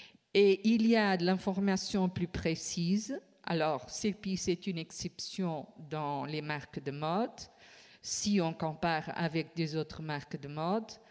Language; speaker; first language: French; non-native, fluent; Portuguese